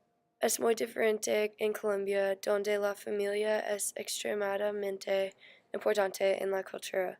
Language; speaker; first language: Spanish; non-native, learner; English